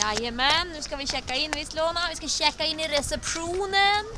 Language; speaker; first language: Swedish; native; Swedish